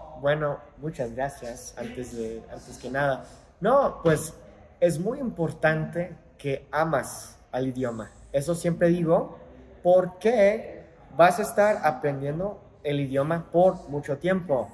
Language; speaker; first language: Spanish; non-native, fluent; English